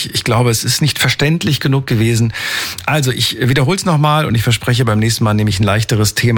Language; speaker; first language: German; native; German